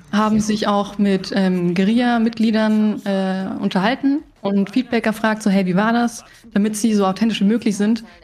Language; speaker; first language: German; early bilingual, other home language; Spanish